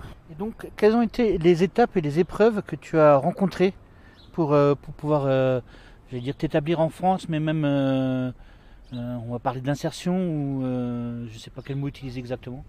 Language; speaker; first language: French; native; French